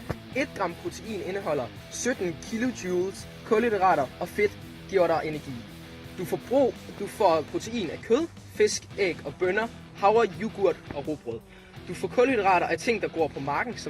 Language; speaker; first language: Danish; native; Danish